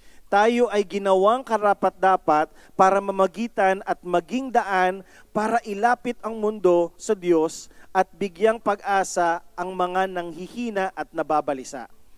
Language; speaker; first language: Filipino; native; Filipino